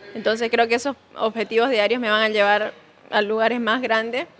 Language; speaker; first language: Spanish; native; Spanish